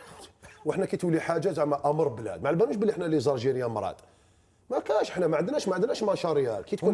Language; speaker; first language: Arabic; native; Arabic